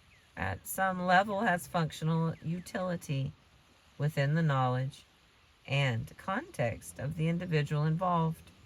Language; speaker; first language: English; native; English